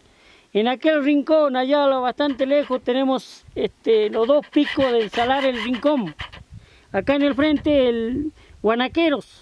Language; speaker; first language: Spanish; native; Spanish